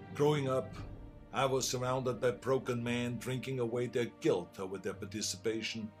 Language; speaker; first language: English; non-native, fluent; German